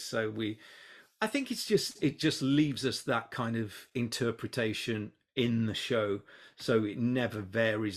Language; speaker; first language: English; native; English